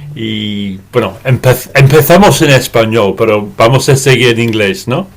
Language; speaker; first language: Spanish; non-native, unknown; English